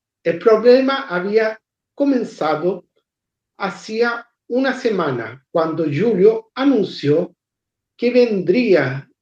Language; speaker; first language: Portuguese; non-native, fluent; Spanish